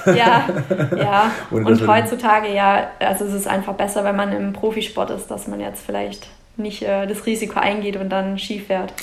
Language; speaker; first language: German; native; German